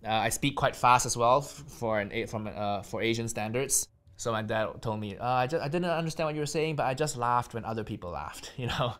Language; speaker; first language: English; non-native, local second language; Chinese